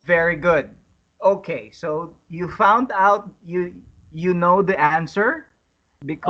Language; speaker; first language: English; non-native, fluent; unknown